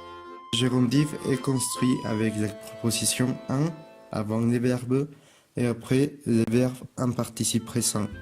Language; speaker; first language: French; non-native, fluent; Spanish